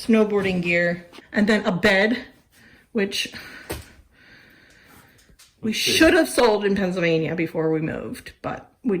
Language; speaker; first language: English; native; English